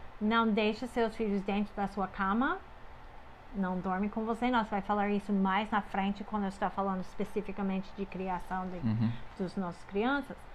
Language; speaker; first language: Portuguese; non-native, fluent; English